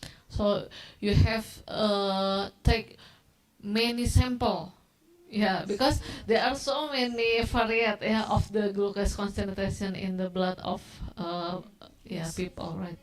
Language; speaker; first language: English; non-native, learner; Indonesian